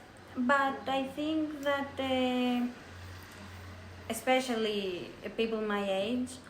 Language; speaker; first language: English; non-native, learner; Greek